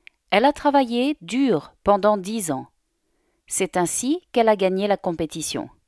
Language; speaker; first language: French; native; French